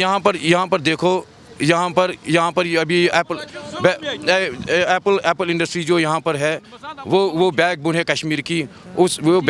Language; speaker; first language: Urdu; non-native, local second language; Kashmiri